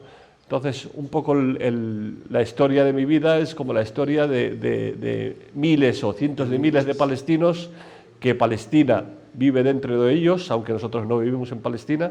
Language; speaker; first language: Spanish; non-native, fluent; Arabic